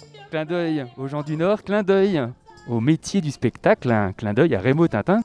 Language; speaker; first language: French; native; French